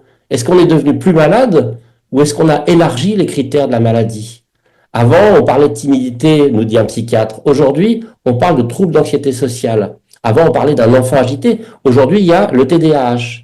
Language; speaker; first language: French; native; French